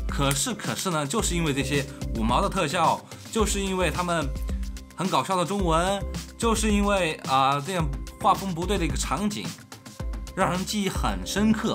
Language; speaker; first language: Chinese; native; Chinese